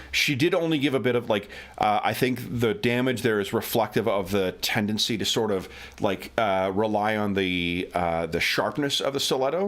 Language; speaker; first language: English; native; English